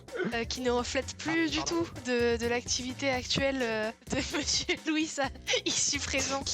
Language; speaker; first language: French; native; French